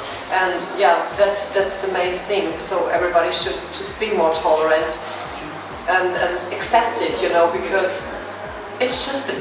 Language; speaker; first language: English; non-native, fluent; German